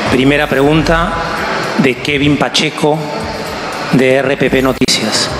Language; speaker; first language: Spanish; native; Spanish